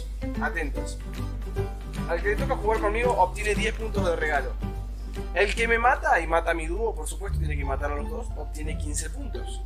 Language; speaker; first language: Spanish; native; Spanish